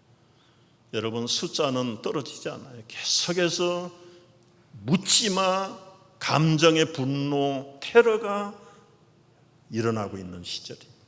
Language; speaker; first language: Korean; native; Korean